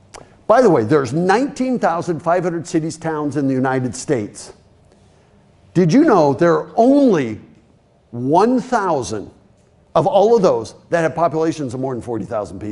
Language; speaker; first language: English; native; English